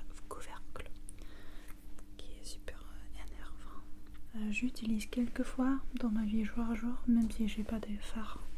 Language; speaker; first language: French; non-native, learner; English